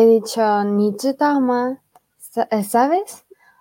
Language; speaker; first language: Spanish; early bilingual, other home language; Chinese